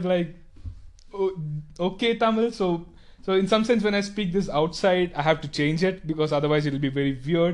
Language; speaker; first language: English; non-native, local second language; Tamil